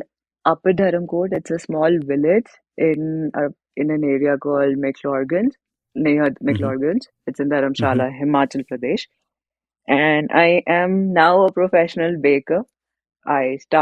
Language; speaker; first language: English; non-native, local second language; Hindi